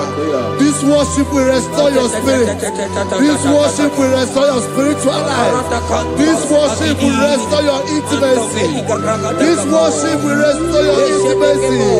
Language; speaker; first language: English; non-native, local second language; Igbo